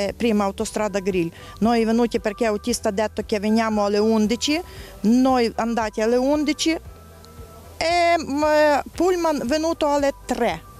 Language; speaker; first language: Italian; non-native, learner; Ukrainian